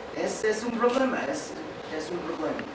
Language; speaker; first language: Spanish; non-native, fluent; English